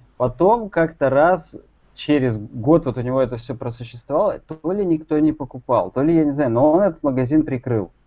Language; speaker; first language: Russian; native; Russian